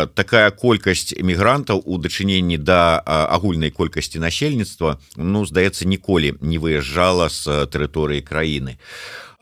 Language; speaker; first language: Belarusian; native; Belarusian